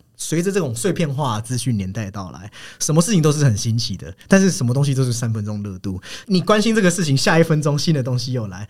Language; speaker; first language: Chinese; native; Chinese